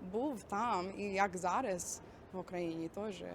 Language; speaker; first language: Ukrainian; early bilingual, heritage; Ukrainian